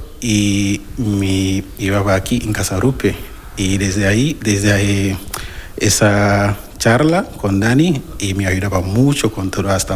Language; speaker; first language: Spanish; non-native, learner; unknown